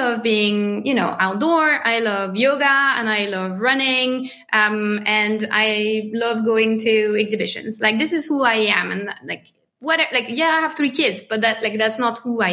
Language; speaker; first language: English; non-native, fluent; French